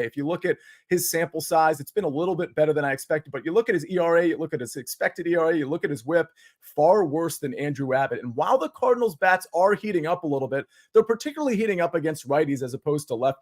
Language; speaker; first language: English; native; English